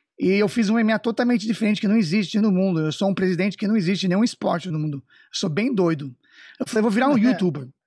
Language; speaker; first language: Portuguese; non-native, fluent; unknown